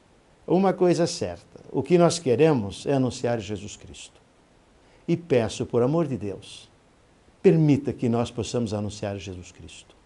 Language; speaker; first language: Portuguese; native; Portuguese